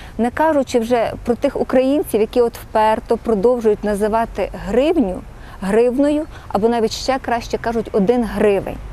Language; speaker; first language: Ukrainian; native; Ukrainian